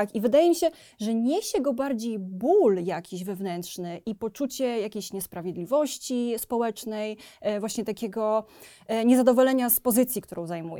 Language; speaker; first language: Polish; native; Polish